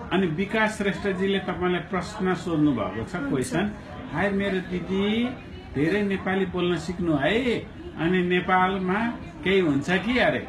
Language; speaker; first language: Nepali; native; Nepali